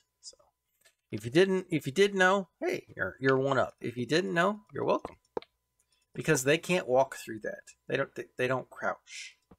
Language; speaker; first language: English; native; English